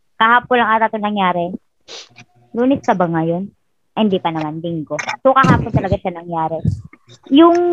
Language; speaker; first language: Filipino; non-native, local second language; Bikol